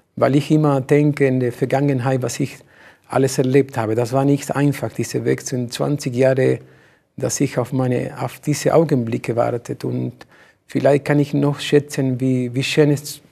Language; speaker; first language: German; non-native, learner; Spanish